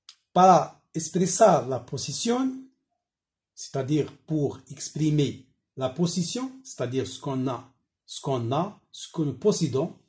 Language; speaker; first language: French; non-native, local second language; Arabic